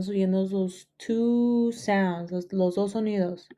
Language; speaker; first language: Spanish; early bilingual, heritage; Spanish